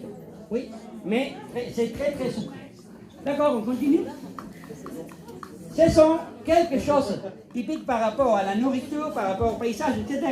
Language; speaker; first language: French; non-native, fluent; Spanish